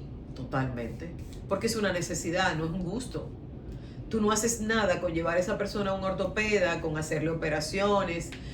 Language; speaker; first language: Spanish; native; Spanish